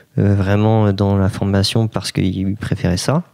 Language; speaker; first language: French; native; French